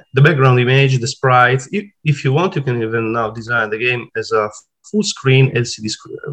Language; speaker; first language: English; non-native, fluent; Italian